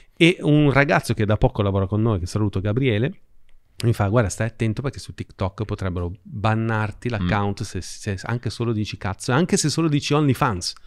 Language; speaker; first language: Italian; native; Italian